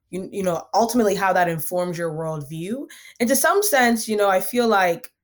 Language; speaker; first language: English; early bilingual, other home language; Akan